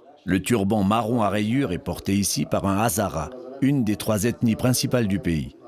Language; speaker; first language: French; native; French